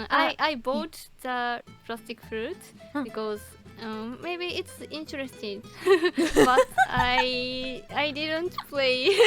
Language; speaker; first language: English; non-native, learner; Japanese